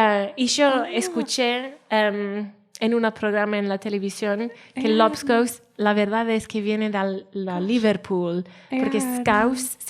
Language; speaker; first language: Spanish; non-native, learner; Welsh